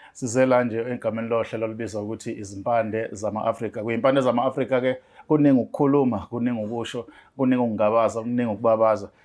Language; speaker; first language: Zulu; native; Zulu